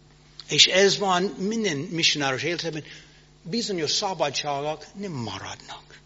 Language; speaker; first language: Hungarian; non-native, fluent; English